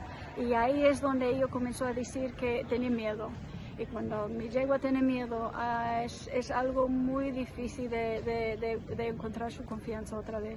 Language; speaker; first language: Spanish; non-native, fluent; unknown